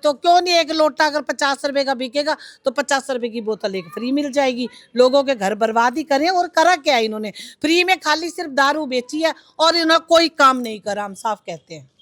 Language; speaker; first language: Hindi; native; Hindi